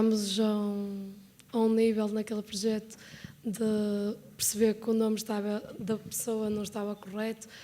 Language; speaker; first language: Portuguese; native; Portuguese